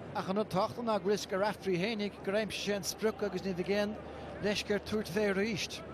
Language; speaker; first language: Irish; native; Irish